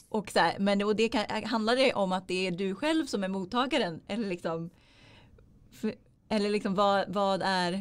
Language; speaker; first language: Swedish; native; Swedish